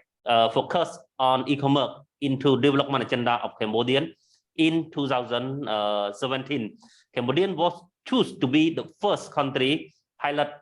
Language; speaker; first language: English; non-native, learner; Khmer